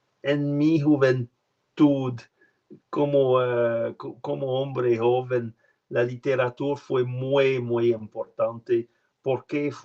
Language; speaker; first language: Spanish; non-native, learner; French